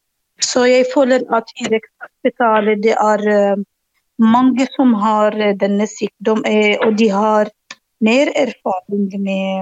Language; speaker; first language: Norwegian; non-native, learner; Arabic